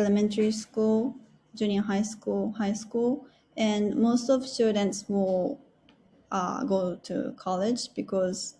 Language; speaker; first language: English; non-native, learner; Japanese